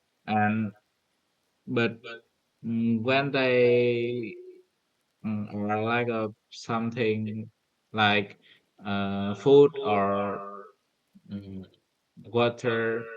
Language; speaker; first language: English; non-native, learner; Vietnamese